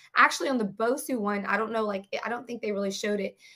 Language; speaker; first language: English; native; English